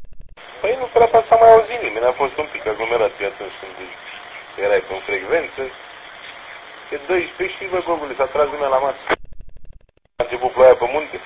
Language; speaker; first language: Romanian; native; Romanian